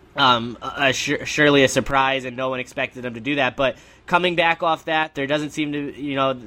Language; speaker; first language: English; native; English